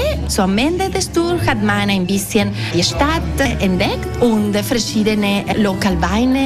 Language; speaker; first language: German; non-native, local second language; Italian